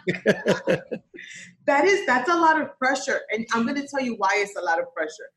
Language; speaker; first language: English; early bilingual, other home language; Spanish